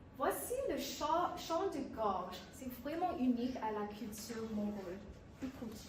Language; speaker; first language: French; non-native, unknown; English